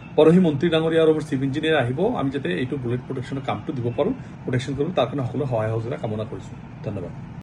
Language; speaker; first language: Assamese; non-native, local second language; Bangla